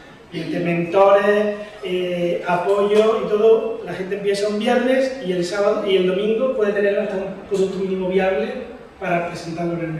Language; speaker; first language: Spanish; native; Spanish